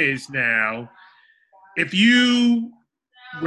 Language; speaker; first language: English; native; English